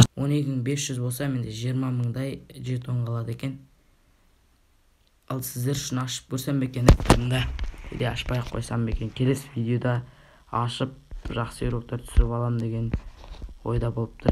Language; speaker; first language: Kazakh; native; Kazakh